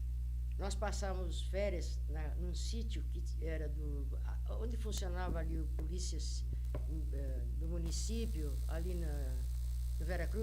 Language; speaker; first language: Portuguese; native; Portuguese